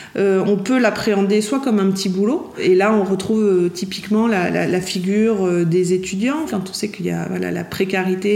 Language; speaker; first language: French; native; French